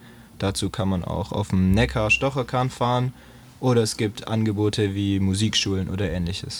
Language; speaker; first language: German; native; German